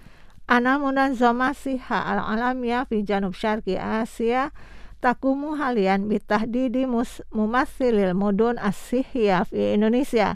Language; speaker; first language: Arabic; non-native, fluent; Indonesian